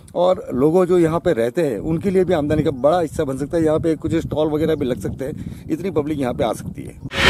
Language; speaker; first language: Hindi; non-native, local second language; Gujarati